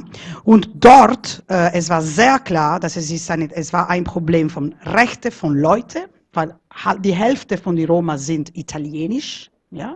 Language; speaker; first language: German; non-native, fluent; Italian